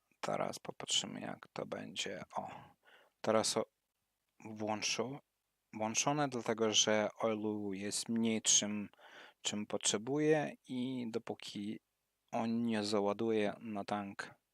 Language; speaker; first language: Polish; non-native, learner; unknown